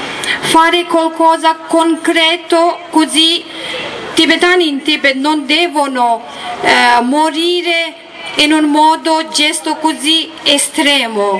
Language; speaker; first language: Italian; non-native, learner; Tibetan